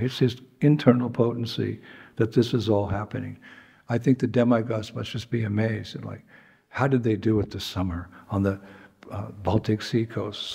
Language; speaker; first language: English; native; English